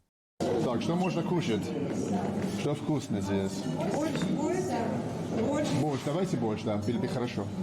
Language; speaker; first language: Russian; non-native, learner; English